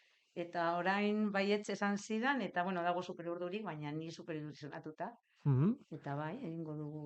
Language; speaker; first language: Basque; non-native, local second language; Spanish